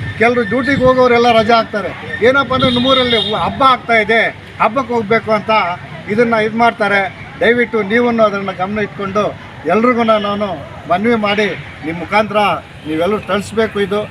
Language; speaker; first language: Kannada; non-native, local second language; Urdu